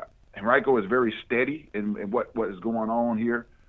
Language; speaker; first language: English; native; English